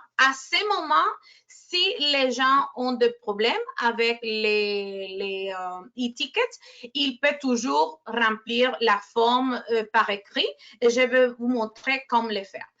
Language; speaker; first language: French; non-native, fluent; Spanish